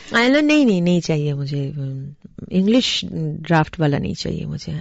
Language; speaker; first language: Hindi; non-native, local second language; Bangla